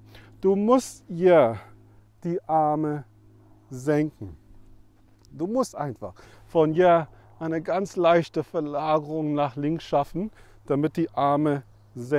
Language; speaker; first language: German; non-native, fluent; English